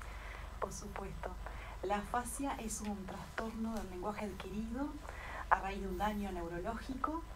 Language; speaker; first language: Spanish; native; Spanish